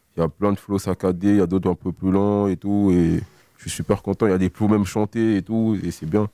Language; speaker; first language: French; early bilingual, other home language; Lingala